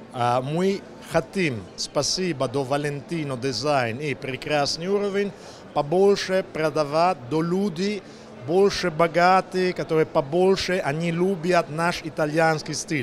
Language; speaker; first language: Russian; non-native, learner; Italian